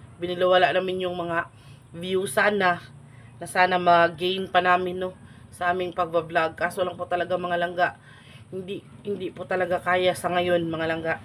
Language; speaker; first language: Filipino; non-native, local second language; Cebuano